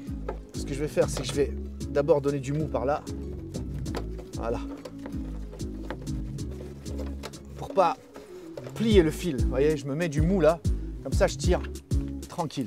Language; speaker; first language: French; native; French